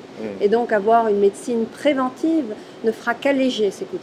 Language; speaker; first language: French; native; French